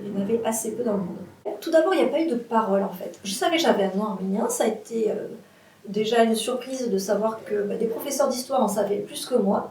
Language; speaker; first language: French; native; French